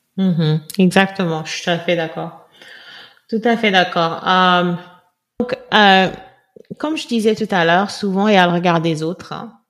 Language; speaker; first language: French; non-native, local second language; Wolof